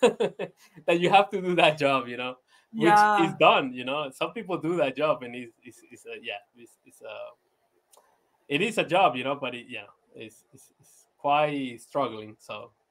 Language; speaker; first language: English; non-native, fluent; Spanish